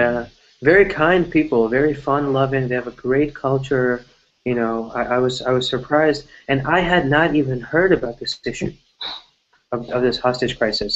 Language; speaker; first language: English; early bilingual, other home language; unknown